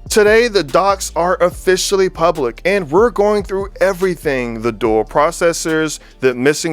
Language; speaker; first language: English; native; English